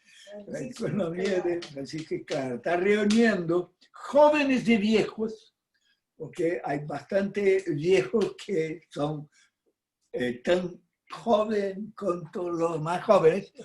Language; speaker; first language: Spanish; non-native, fluent; Portuguese